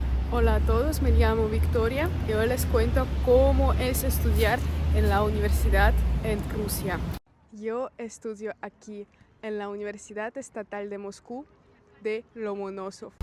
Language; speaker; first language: Spanish; non-native, fluent; Russian